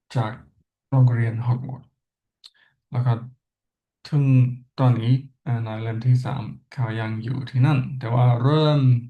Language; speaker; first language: Thai; non-native, learner; English